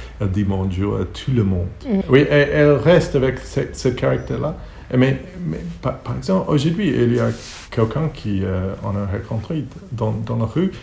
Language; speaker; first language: French; non-native, learner; Hebrew